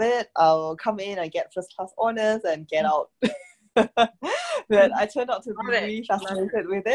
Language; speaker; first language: English; native; English